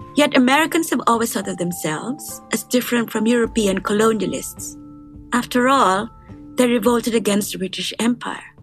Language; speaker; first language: English; non-native, local second language; Filipino